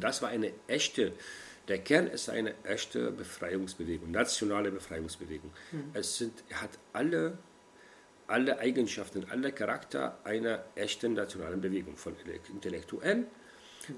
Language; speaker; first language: German; non-native, fluent; Arabic